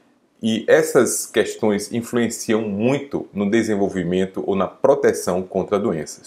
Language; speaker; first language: Portuguese; native; Portuguese